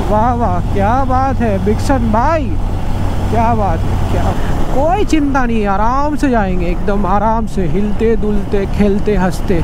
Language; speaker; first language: Hindi; native; Hindi